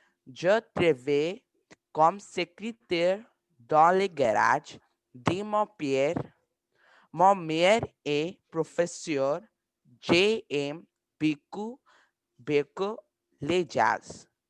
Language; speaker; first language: French; non-native, learner; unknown